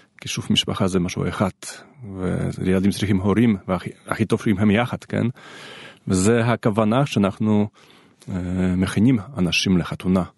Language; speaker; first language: Hebrew; non-native, fluent; Polish